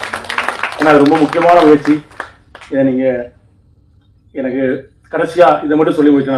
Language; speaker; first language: Tamil; native; Tamil